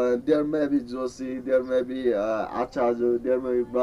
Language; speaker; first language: English; non-native, learner; Newari